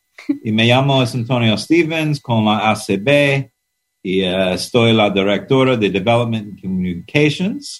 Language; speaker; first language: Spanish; non-native, learner; English